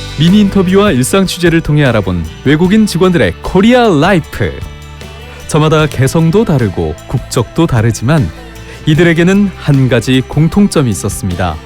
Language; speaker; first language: Korean; native; Korean